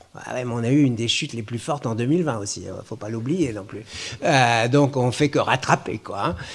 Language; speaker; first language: French; native; French